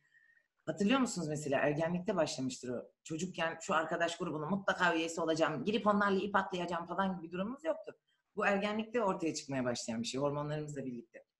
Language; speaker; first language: Turkish; native; Turkish